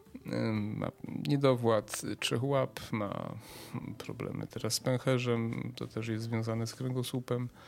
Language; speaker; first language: Polish; native; Polish